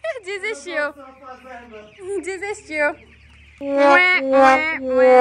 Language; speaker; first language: Portuguese; native; Portuguese